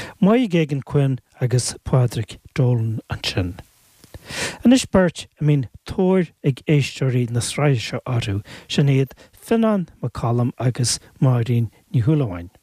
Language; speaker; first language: Irish; native; Irish